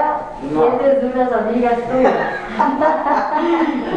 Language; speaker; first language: Spanish; native; Spanish